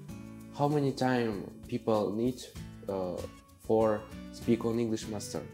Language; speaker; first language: English; non-native, learner; Kazakh